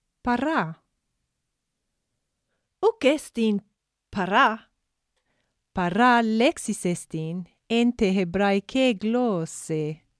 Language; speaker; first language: Greek; non-native, fluent; English